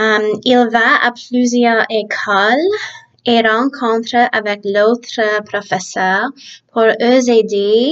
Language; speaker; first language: French; early bilingual, other home language; Czech